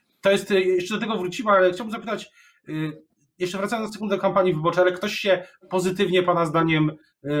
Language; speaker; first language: Polish; native; Polish